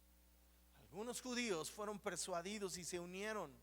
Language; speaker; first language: Spanish; native; Spanish